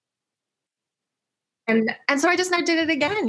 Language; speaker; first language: English; native; English